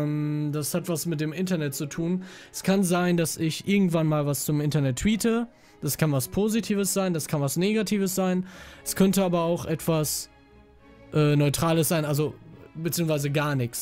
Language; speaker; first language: German; native; German